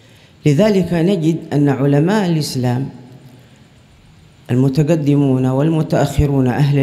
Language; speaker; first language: Arabic; native; Arabic